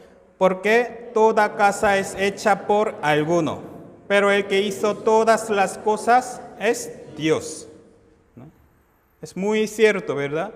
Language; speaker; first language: Spanish; non-native, fluent; Korean